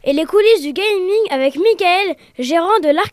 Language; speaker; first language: French; native; French